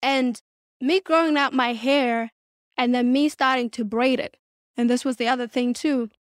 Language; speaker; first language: English; early bilingual, other home language; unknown